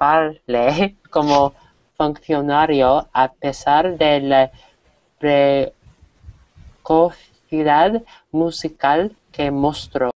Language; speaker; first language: Spanish; non-native, learner; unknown